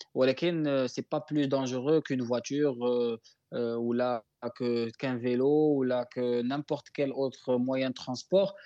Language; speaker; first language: French; non-native, local second language; Arabic